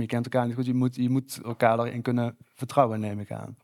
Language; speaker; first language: Dutch; native; Dutch